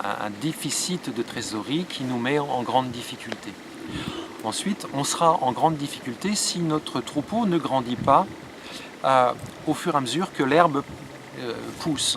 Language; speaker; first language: French; native; French